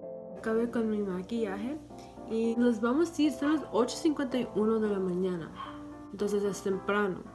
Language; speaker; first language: Spanish; early bilingual, heritage; Spanish